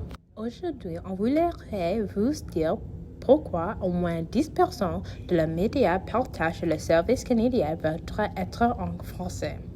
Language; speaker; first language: French; non-native, learner; English